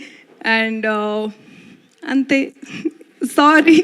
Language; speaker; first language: Telugu; non-native, learner; Tamil